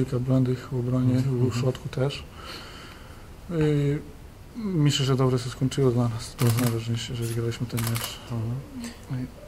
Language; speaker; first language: Polish; non-native, learner; Serbian